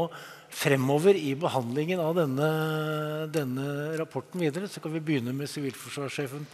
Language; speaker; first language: Norwegian; native; Norwegian